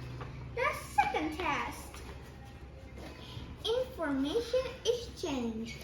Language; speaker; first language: English; non-native, fluent; Vietnamese